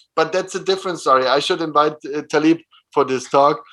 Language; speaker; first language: English; non-native, fluent; German